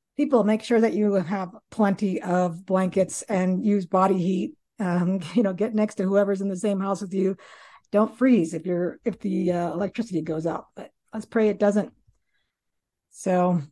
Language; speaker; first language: English; native; English